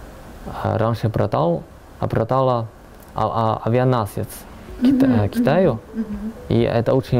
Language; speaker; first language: Russian; non-native, learner; Chinese